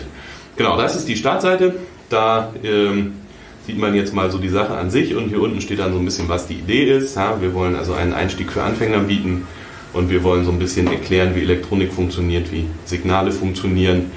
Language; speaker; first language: German; native; German